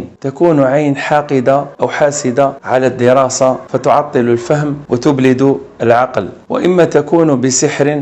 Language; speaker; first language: Arabic; native; Arabic